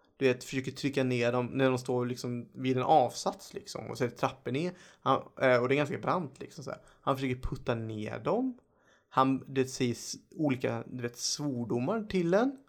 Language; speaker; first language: Swedish; native; Swedish